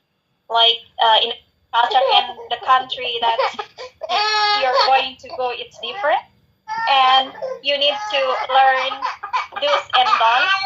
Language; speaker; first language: English; non-native, fluent; Indonesian